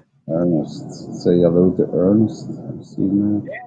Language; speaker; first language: English; non-native, learner; Dutch